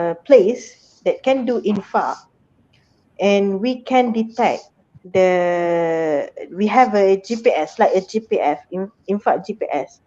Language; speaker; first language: English; non-native, fluent; Malay